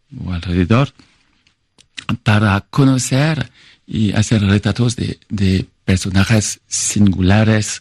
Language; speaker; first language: Spanish; non-native, fluent; French